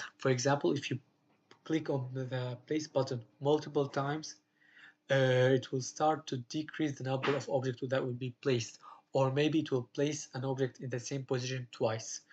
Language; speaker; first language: English; non-native, fluent; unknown